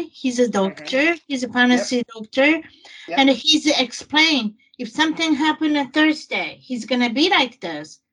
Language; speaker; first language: English; non-native, learner; Japanese